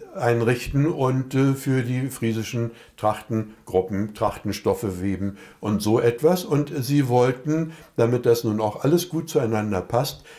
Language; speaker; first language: German; native; German